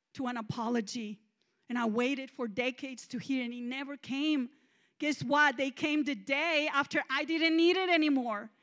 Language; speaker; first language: English; non-native, fluent; Spanish